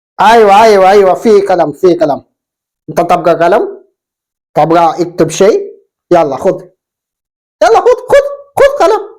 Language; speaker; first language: Arabic; non-native, learner; Malayalam